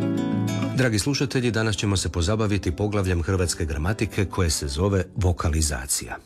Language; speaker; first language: Serbian; native; Serbian